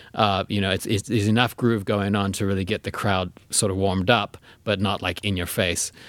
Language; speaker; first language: English; native; English